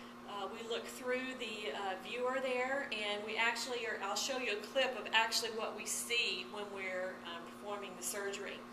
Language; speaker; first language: English; native; English